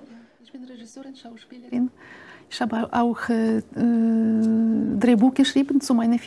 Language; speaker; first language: German; non-native, learner; Ukrainian